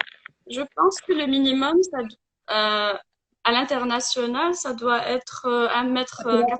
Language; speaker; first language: French; non-native, local second language; Arabic